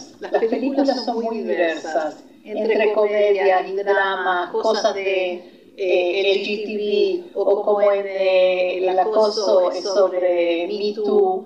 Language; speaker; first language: Spanish; non-native, fluent; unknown